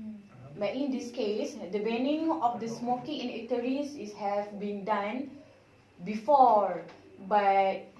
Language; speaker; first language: English; non-native, learner; Malay